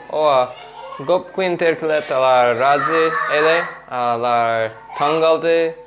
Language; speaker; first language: Kyrgyz; non-native, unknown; English